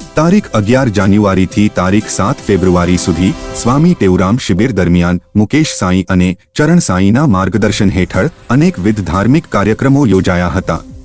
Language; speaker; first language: Gujarati; native; Gujarati